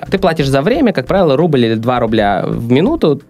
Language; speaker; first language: Russian; native; Russian